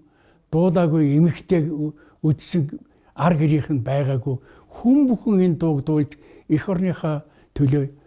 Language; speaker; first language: Mongolian; native; Mongolian